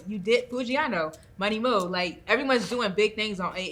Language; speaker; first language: English; native; English